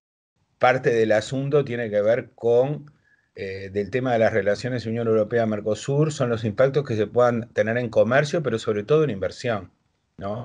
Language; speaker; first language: Spanish; native; Spanish